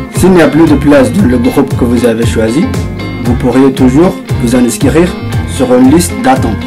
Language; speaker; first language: French; non-native, fluent; Arabic